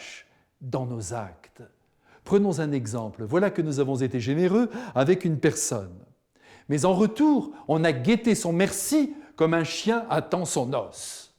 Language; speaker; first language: French; native; French